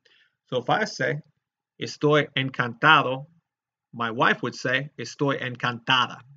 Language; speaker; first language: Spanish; non-native, fluent; English